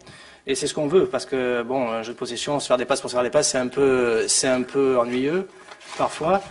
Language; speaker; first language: French; native; French